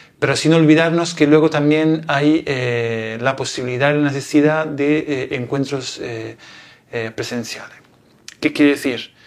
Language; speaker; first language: Spanish; non-native, fluent; Italian